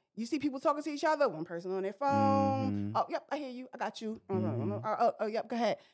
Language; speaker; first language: English; native; English